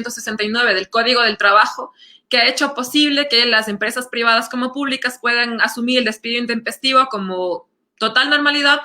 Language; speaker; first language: Spanish; native; Spanish